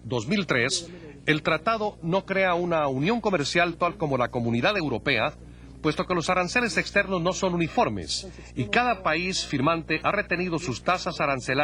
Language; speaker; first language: Spanish; native; Spanish